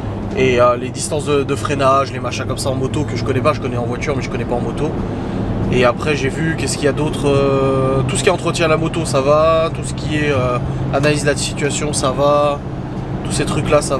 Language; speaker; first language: French; native; French